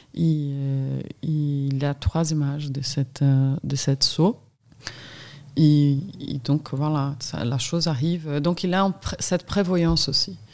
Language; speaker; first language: French; non-native, fluent; Portuguese